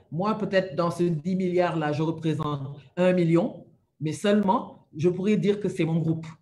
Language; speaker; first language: French; non-native, local second language; Wolof